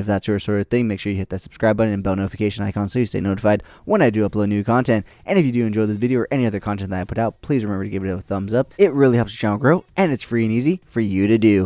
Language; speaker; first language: English; native; English